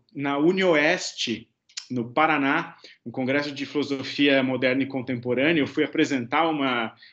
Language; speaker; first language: Portuguese; native; Portuguese